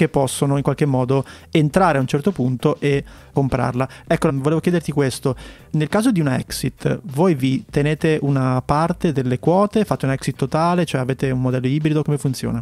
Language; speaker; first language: Italian; native; Italian